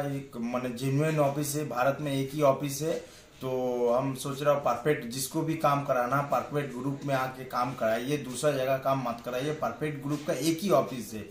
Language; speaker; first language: Hindi; non-native, local second language; Bangla